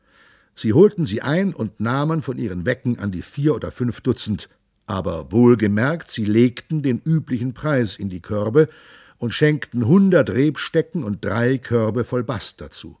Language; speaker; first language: German; native; German